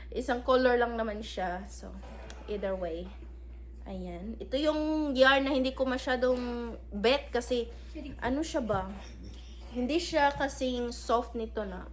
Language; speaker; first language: Filipino; non-native, local second language; Cebuano